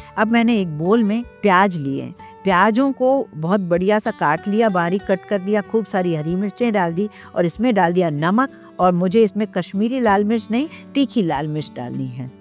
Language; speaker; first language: Hindi; non-native, local second language; Sindhi